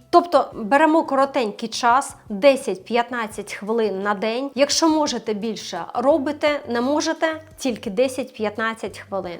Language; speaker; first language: Ukrainian; non-native, local second language; Russian